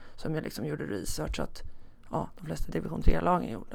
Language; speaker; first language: Swedish; native; Swedish